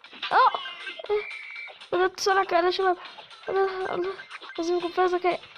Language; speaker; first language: Arabic; native; Arabic